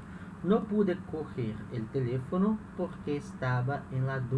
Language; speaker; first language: Spanish; non-native, fluent; Portuguese